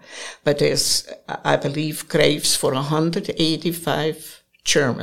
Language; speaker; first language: English; non-native, fluent; German